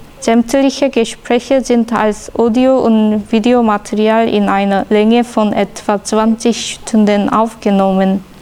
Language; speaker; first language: German; non-native, fluent; Korean